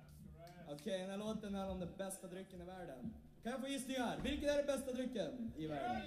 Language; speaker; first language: Swedish; native; Swedish